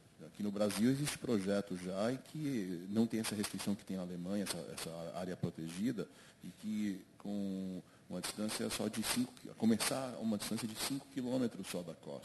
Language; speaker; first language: Portuguese; native; Portuguese